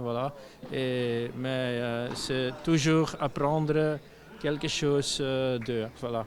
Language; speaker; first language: French; non-native, learner; Dutch